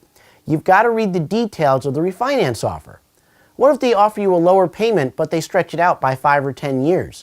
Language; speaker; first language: English; native; English